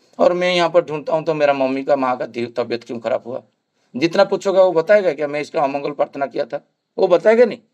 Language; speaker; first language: Hindi; non-native, local second language; Bangla